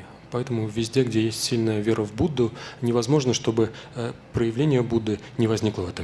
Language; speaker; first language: Russian; native; Russian